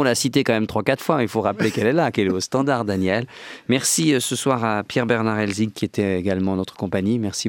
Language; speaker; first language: French; native; French